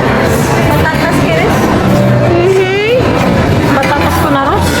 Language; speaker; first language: Spanish; non-native, fluent; Filipino